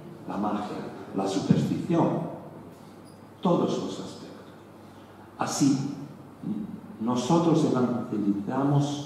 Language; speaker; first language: Spanish; non-native, learner; Italian